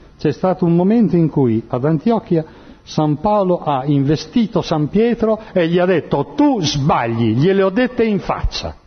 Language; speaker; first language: Italian; native; Italian